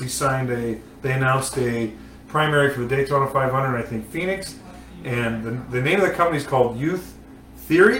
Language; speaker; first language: English; native; English